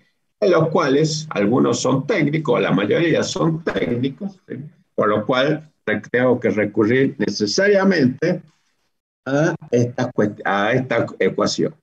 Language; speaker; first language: Spanish; native; Spanish